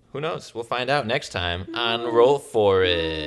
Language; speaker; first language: English; native; English